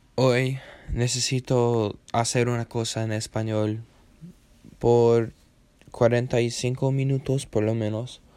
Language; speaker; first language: Spanish; non-native, learner; English